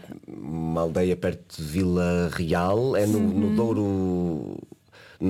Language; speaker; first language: Portuguese; native; Portuguese